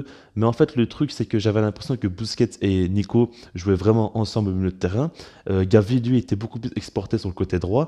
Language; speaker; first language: French; native; French